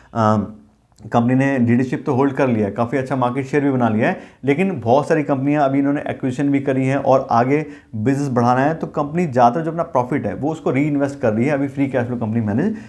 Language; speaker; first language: Hindi; native; Hindi